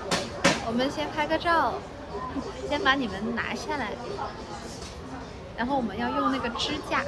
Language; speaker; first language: Chinese; non-native, local second language; Cantonese